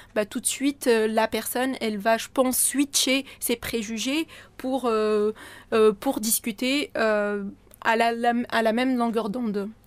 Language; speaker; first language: French; non-native, local second language; Arabic